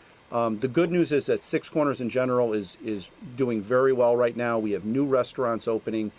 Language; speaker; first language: English; native; English